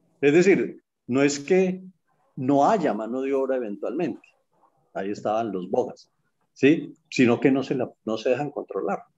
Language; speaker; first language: Spanish; native; Spanish